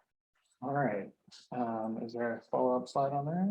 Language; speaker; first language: English; native; English